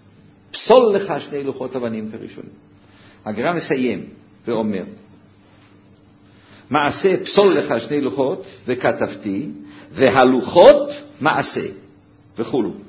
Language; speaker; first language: Hebrew; native; Hebrew